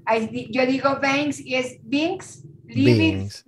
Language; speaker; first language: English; non-native, learner; Spanish